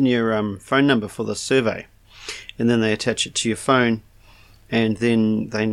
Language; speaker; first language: English; native; English